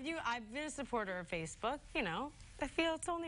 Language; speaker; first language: English; native; English